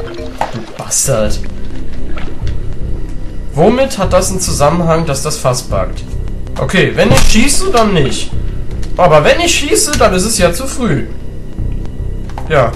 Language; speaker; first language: German; native; German